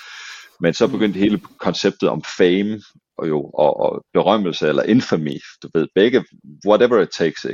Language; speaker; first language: Danish; native; Danish